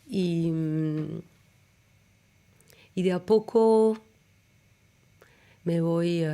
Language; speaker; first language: Spanish; early bilingual, other home language; German